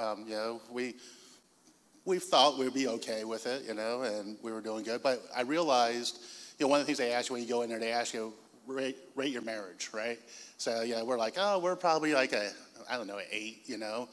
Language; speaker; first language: English; native; English